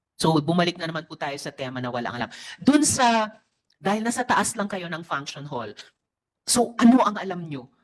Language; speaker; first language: Filipino; native; Filipino